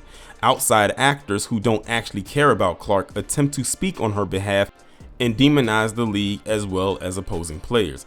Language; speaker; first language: English; native; English